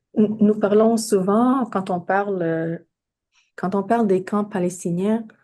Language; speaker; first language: French; non-native, fluent; English